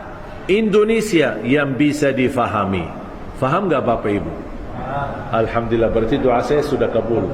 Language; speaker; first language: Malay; non-native, fluent; Arabic